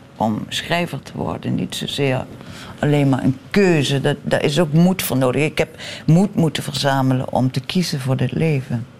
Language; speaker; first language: Dutch; native; Dutch